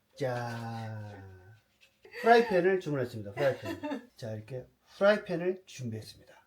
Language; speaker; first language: Korean; native; Korean